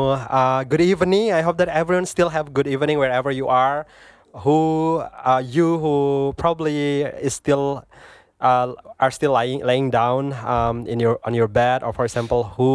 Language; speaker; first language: English; non-native, fluent; Indonesian